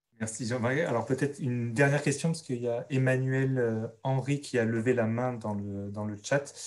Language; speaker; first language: French; native; French